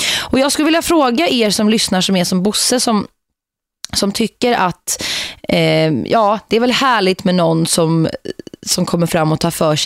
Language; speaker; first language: Swedish; native; Swedish